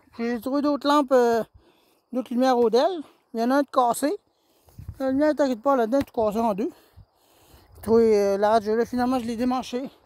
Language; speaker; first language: French; native; French